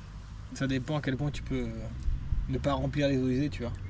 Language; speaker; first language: French; native; French